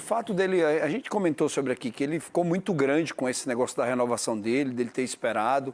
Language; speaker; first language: Portuguese; native; Portuguese